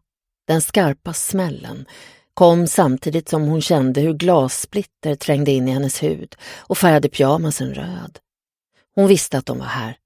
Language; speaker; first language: Swedish; native; Swedish